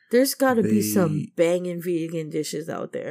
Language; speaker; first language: English; native; English